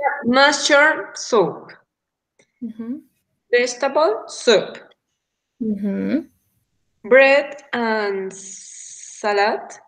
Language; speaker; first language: English; non-native, learner; Spanish